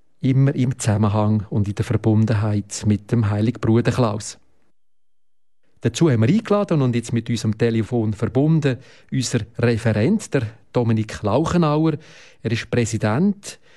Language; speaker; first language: German; native; German